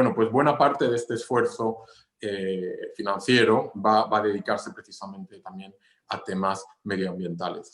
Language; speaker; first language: Spanish; non-native, fluent; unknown